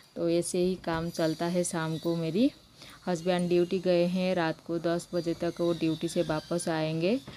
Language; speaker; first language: Hindi; non-native, local second language; Odia